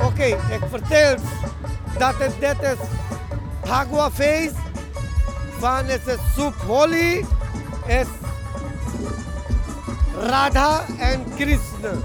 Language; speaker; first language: Dutch; non-native, local second language; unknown